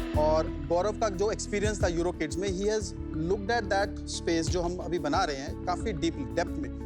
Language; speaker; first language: Hindi; native; Hindi